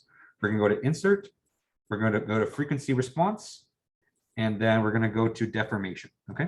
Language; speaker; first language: English; native; English